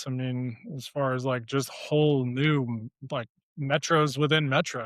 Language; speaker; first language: English; native; English